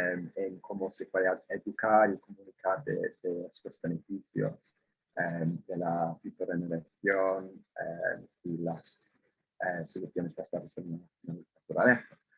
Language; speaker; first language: Spanish; non-native, fluent; English